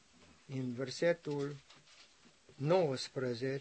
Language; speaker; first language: Romanian; non-native, learner; English